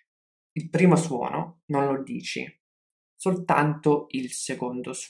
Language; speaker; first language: Italian; non-native, fluent; English